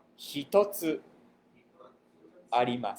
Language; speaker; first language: Japanese; non-native, fluent; English